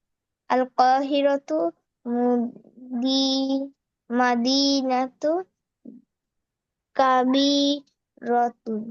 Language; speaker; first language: Arabic; non-native, learner; Bangla